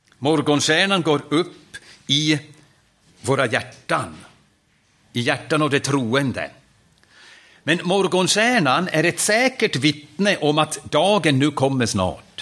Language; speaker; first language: Swedish; non-native, fluent; German